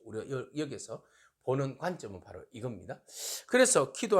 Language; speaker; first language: Korean; native; Korean